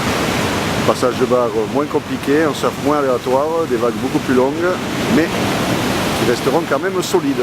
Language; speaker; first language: French; native; French